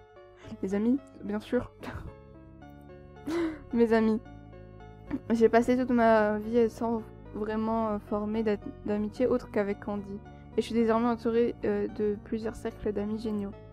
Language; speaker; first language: French; native; French